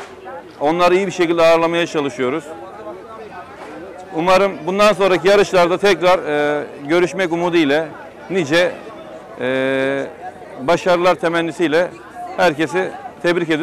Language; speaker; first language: Turkish; native; Turkish